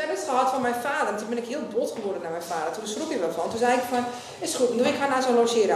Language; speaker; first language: Dutch; native; Dutch